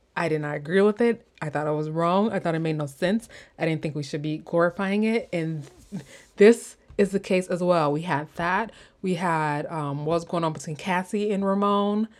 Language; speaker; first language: English; native; English